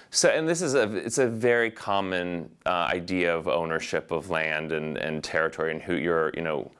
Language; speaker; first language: English; native; English